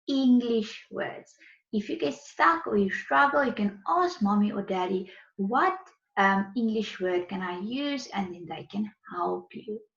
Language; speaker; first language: English; non-native, local second language; Afrikaans